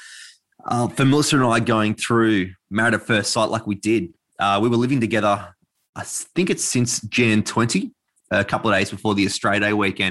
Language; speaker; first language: English; native; English